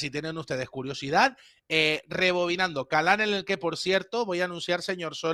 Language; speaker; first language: Spanish; native; Spanish